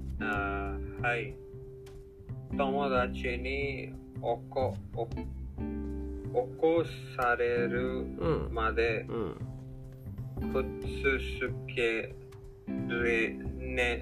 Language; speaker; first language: Japanese; non-native, learner; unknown